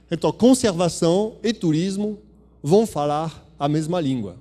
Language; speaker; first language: Portuguese; non-native, fluent; French